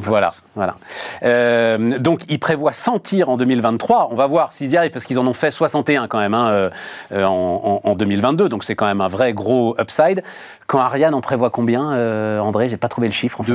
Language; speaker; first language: French; native; French